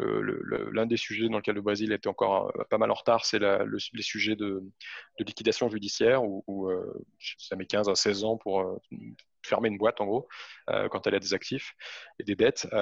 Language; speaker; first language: French; native; French